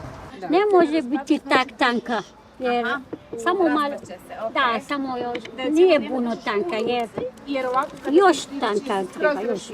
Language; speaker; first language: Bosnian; non-native, learner; Arabic